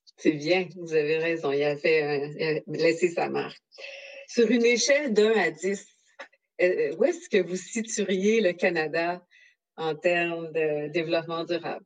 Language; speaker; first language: French; native; French